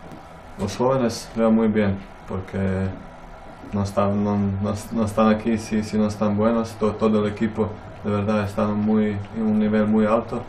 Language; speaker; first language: Spanish; non-native, fluent; Croatian